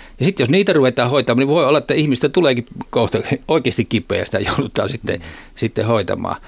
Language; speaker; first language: Finnish; native; Finnish